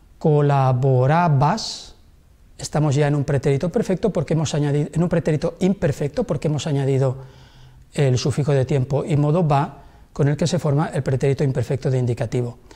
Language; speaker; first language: Spanish; non-native, local second language; Catalan